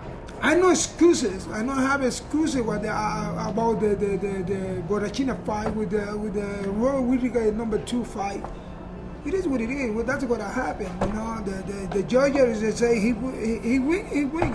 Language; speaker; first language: English; non-native, learner; Spanish